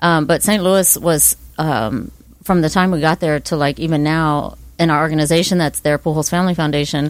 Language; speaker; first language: English; native; English